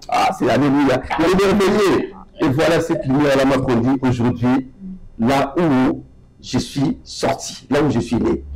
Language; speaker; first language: French; non-native, local second language; Lingala